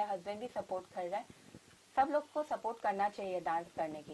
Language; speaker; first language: Hindi; non-native, local second language; Assamese